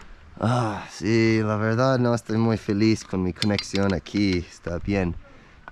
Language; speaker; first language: Spanish; non-native, learner; English